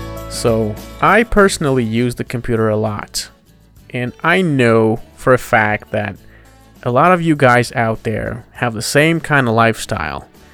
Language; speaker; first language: English; non-native, fluent; Persian